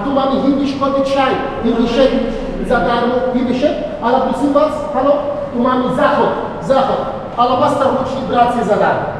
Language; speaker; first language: Czech; non-native, learner; Arabic